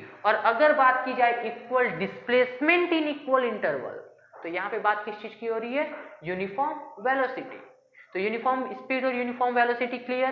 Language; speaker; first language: Hindi; native; Hindi